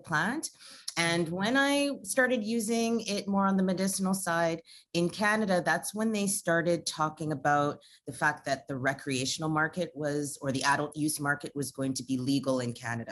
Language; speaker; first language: English; native; English